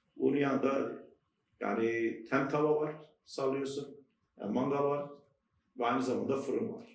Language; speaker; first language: Turkish; native; Turkish